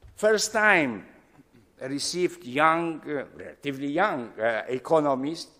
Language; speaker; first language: English; non-native, fluent; Polish